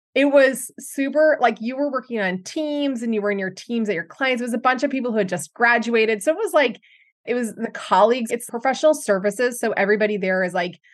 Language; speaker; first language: English; native; English